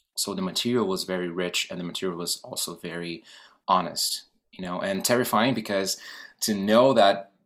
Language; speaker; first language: English; non-native, fluent; Portuguese